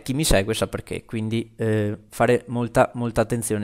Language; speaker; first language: Italian; native; Italian